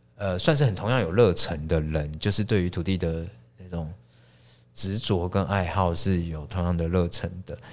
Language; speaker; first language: Chinese; native; Chinese